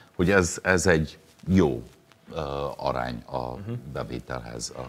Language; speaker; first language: Hungarian; non-native, fluent; English